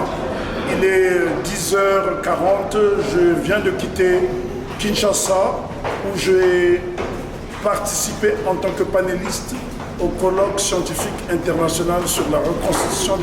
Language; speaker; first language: French; non-native, local second language; Kongo